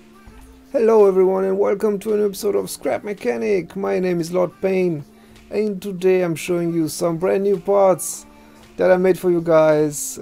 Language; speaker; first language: English; non-native, fluent; German